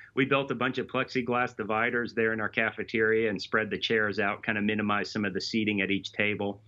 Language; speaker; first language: English; native; English